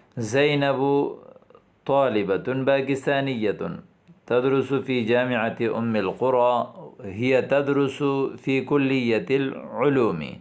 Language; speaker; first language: Arabic; non-native, fluent; Urdu